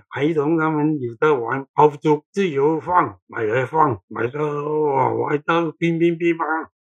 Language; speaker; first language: Chinese; non-native, local second language; Cantonese